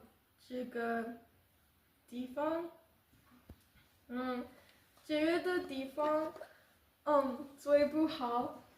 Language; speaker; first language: Chinese; non-native, learner; English